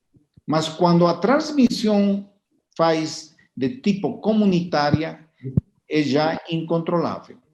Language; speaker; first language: Portuguese; non-native, fluent; Spanish